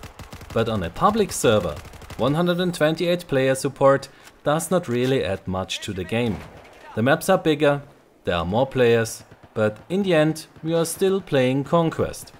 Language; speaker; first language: English; non-native, fluent; German